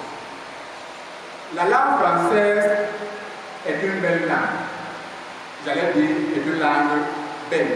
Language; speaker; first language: French; non-native, local second language; Basaa